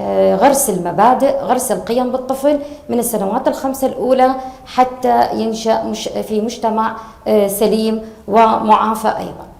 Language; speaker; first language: Arabic; native; Arabic